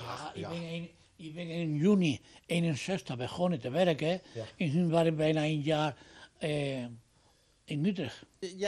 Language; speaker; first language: Dutch; non-native, fluent; Spanish